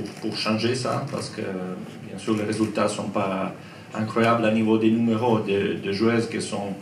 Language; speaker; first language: French; non-native, learner; Croatian